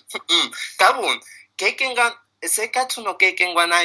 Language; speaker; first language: Japanese; non-native, learner; Spanish